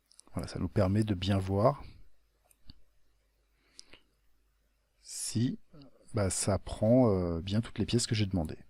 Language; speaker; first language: French; native; French